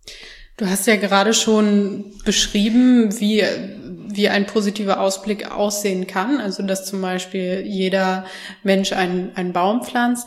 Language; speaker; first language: German; native; German